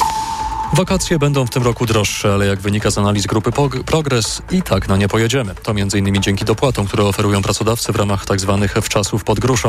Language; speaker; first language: Polish; native; Polish